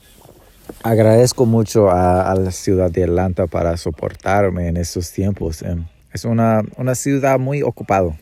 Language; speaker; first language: Spanish; non-native, fluent; English